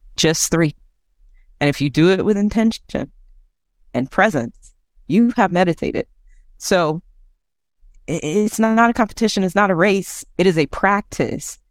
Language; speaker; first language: English; native; English